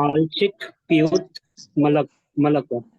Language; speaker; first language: Russian; non-native, learner; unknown